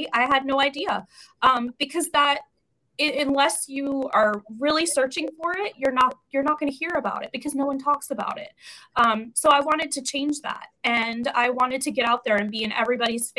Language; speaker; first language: English; native; English